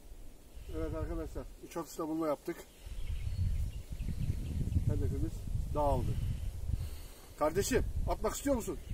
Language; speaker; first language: Turkish; native; Turkish